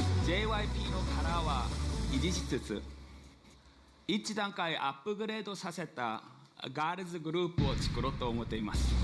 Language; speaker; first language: Japanese; non-native, learner; Korean